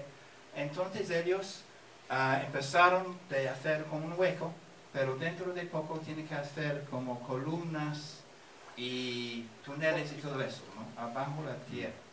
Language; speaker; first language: Spanish; non-native, fluent; English